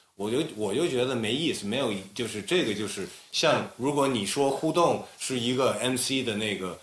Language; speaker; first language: Chinese; native; Chinese